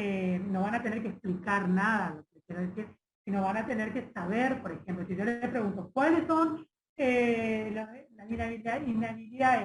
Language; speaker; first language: Spanish; native; Spanish